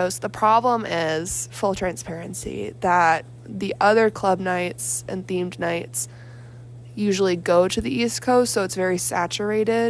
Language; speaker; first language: English; native; English